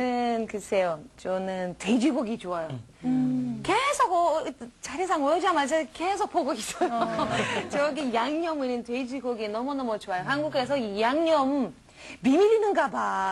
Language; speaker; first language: Korean; non-native, learner; Romanian